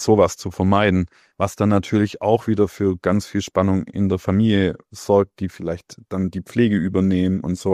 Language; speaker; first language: German; native; German